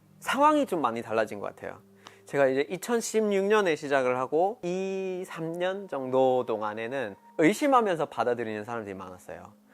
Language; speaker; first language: Korean; non-native, fluent; English